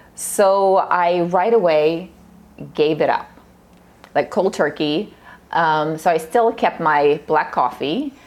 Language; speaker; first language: English; early bilingual, other home language; Russian